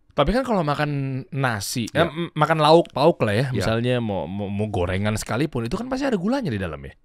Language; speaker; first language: Indonesian; native; Indonesian